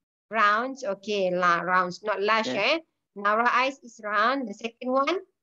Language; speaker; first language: English; non-native, local second language; Malay